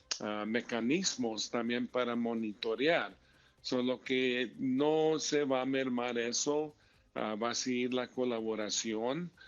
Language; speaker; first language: Spanish; early bilingual, heritage; Spanish